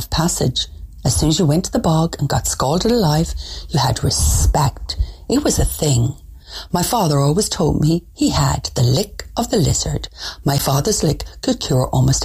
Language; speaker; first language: English; native; English